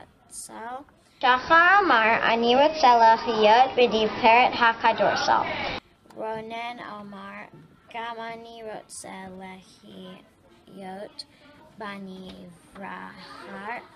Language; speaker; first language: Hebrew; non-native, learner; English